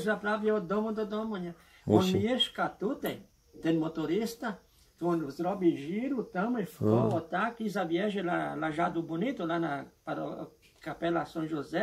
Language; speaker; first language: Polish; early bilingual, heritage; Polish